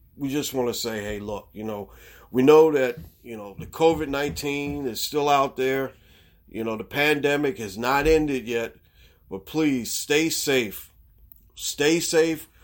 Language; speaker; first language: English; native; English